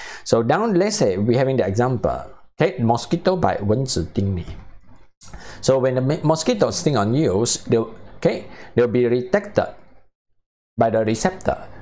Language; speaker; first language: English; non-native, local second language; Chinese